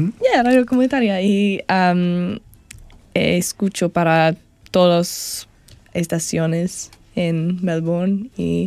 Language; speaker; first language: Spanish; non-native, learner; English